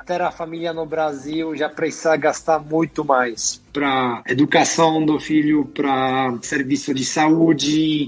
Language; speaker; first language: Portuguese; non-native, fluent; Polish